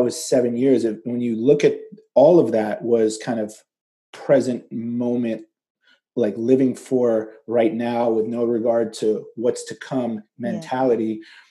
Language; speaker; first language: English; native; English